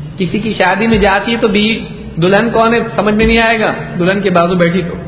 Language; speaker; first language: Urdu; native; Urdu